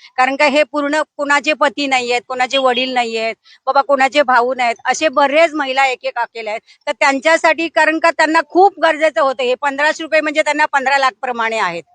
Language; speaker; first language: Marathi; native; Marathi